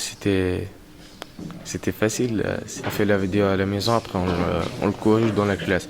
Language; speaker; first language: French; non-native, learner; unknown